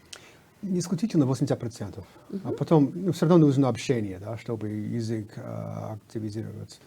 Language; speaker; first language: Russian; non-native, fluent; English